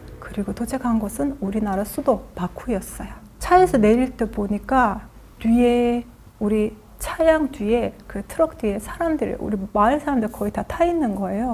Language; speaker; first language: Korean; non-native, fluent; Azerbaijani